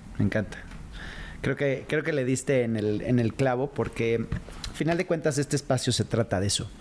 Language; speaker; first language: Spanish; native; Spanish